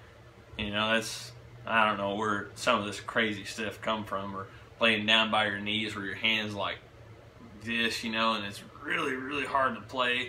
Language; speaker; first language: English; native; English